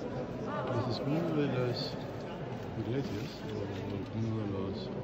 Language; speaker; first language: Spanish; early bilingual, heritage; Spanish